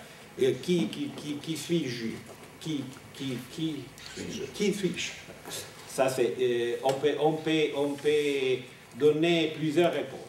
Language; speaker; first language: French; non-native, fluent; Italian